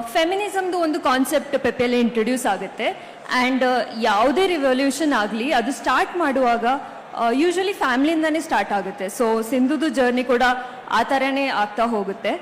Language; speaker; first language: Kannada; non-native, local second language; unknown